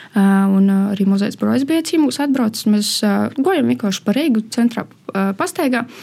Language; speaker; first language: Latvian; native; Latvian